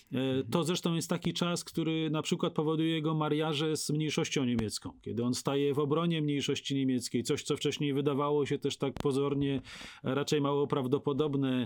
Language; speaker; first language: Polish; native; Polish